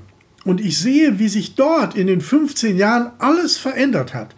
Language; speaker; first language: German; native; German